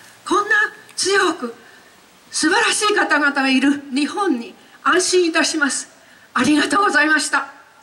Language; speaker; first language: Japanese; native; Japanese